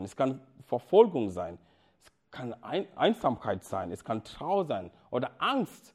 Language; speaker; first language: German; non-native, fluent; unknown